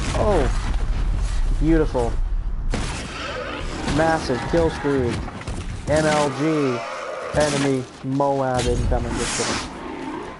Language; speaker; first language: English; native; English